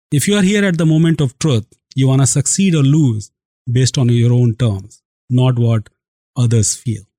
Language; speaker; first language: English; non-native, local second language; Hindi